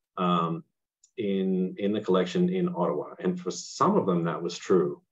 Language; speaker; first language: English; native; English